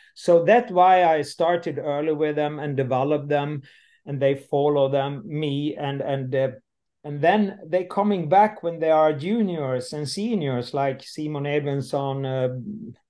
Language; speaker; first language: English; non-native, learner; Swedish